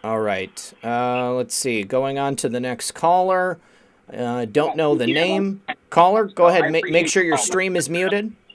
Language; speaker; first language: English; native; English